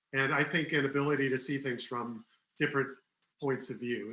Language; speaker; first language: English; native; English